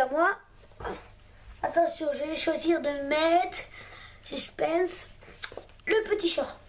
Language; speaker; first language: French; native; French